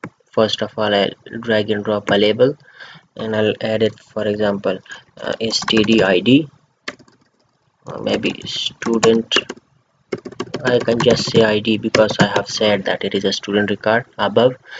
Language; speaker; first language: English; non-native, fluent; Persian